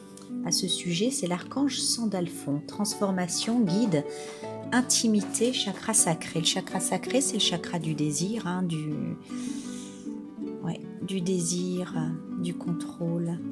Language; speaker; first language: French; native; French